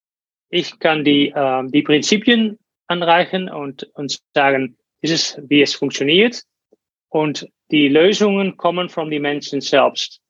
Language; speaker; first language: German; non-native, learner; Dutch